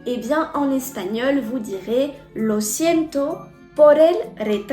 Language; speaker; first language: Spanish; non-native, fluent; French